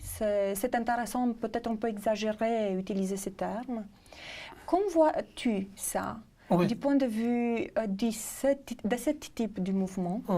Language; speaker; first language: French; non-native, fluent; Romanian